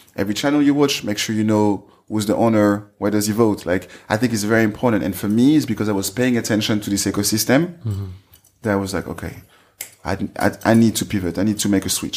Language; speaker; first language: English; non-native, fluent; French